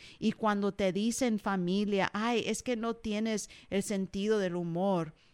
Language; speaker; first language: Spanish; early bilingual, heritage; English